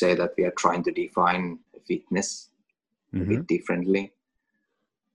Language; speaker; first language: English; non-native, fluent; Finnish